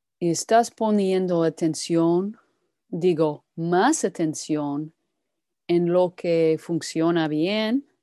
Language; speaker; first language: Spanish; non-native, fluent; English